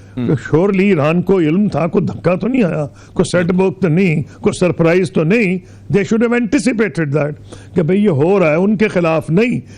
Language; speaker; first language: Urdu; non-native, local second language; Punjabi